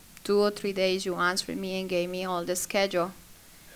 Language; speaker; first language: English; non-native, fluent; Spanish